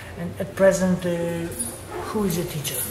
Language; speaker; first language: English; non-native, fluent; Polish